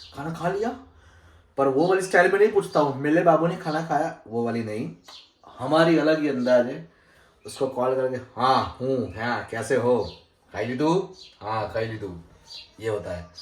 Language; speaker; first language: Hindi; non-native, local second language; Gujarati